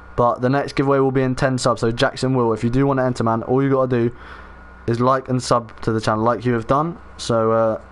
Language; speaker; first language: English; native; English